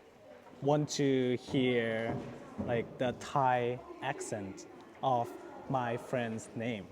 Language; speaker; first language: English; non-native, fluent; Thai